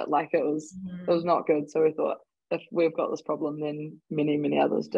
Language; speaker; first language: English; native; English